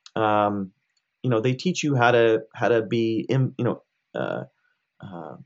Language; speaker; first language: English; native; English